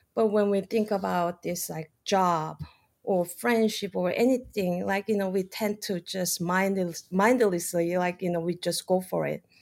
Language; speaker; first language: English; non-native, fluent; Korean